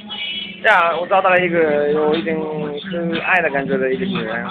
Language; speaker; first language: Chinese; non-native, learner; Japanese